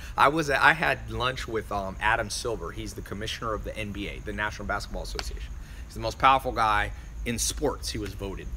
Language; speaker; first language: English; native; English